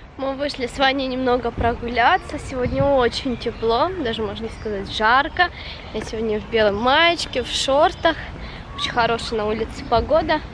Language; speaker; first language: Russian; native; Russian